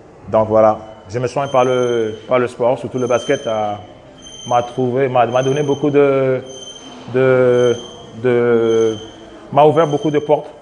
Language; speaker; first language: French; non-native, local second language; Sango